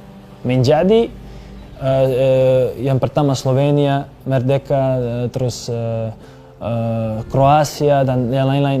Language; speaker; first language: Indonesian; non-native, fluent; Serbian